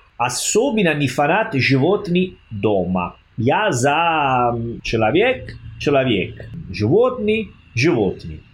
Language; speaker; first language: Russian; non-native, learner; Italian